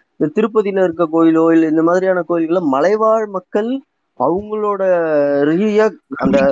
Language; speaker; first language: Tamil; native; Tamil